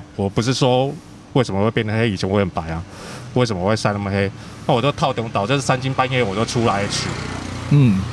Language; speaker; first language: Chinese; native; Chinese